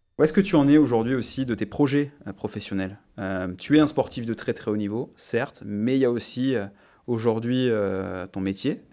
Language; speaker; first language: French; native; French